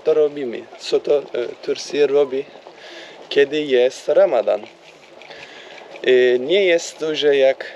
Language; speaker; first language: Polish; non-native, learner; Turkish